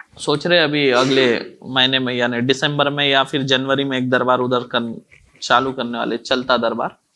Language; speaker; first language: Hindi; native; Hindi